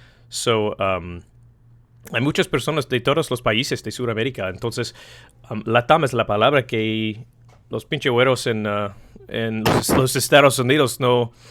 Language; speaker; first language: Spanish; non-native, learner; English